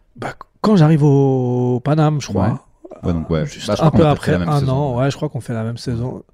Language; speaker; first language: French; native; French